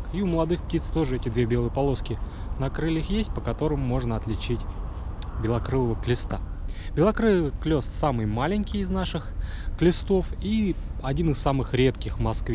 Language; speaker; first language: Russian; native; Russian